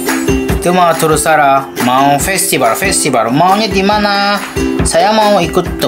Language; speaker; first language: Indonesian; non-native, learner; Japanese